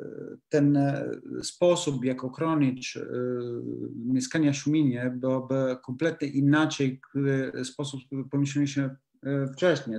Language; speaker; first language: Polish; non-native, learner; Italian